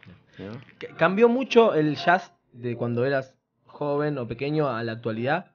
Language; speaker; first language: Spanish; native; Spanish